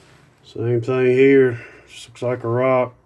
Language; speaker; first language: English; native; English